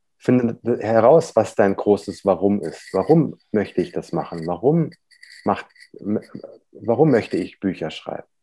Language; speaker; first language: German; native; German